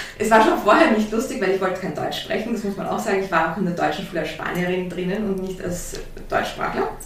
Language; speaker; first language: German; early bilingual, heritage; German